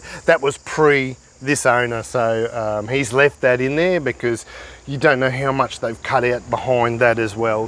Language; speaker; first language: English; native; English